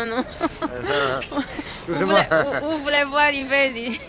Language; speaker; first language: French; non-native, fluent; Romanian